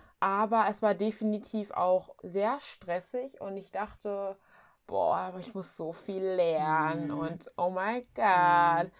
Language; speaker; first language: German; early bilingual, other home language; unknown